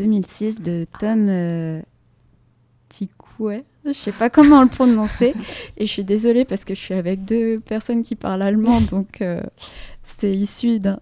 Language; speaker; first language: French; native; French